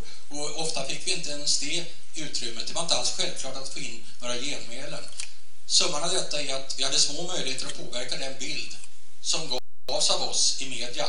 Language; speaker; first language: Swedish; native; Swedish